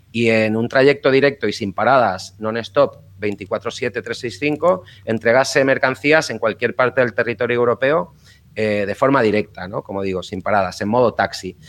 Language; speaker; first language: Spanish; native; Spanish